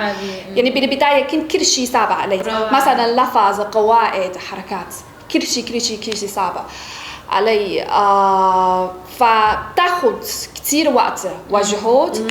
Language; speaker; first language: Arabic; non-native, fluent; Chinese